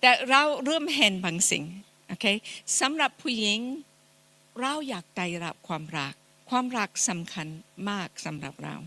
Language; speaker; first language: Thai; non-native, fluent; English